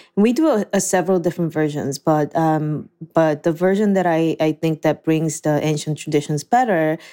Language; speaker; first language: English; non-native, fluent; Korean